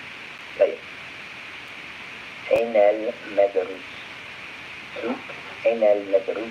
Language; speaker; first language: Arabic; non-native, learner; English